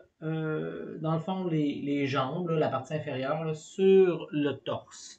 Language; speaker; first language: French; native; French